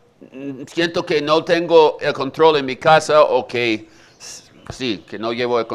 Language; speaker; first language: Spanish; native; Spanish